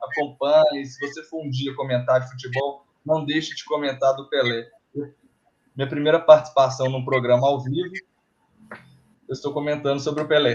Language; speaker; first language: Portuguese; native; Portuguese